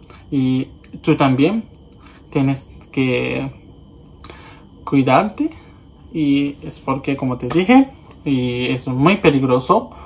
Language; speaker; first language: Spanish; non-native, learner; Japanese